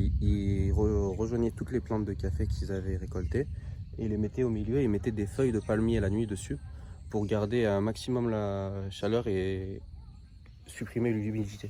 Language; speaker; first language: French; native; French